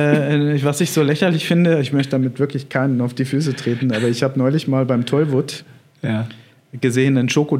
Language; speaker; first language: German; native; German